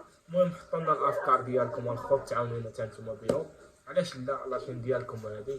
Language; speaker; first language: Arabic; native; Arabic